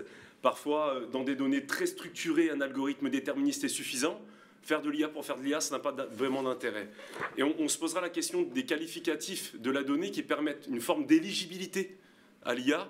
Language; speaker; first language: French; native; French